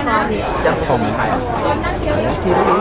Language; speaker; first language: English; non-native, local second language; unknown